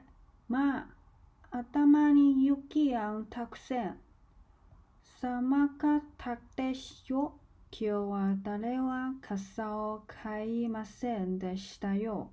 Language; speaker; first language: Japanese; non-native, learner; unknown